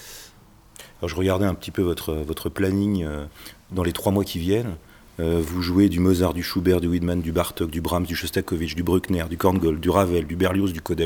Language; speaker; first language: French; native; French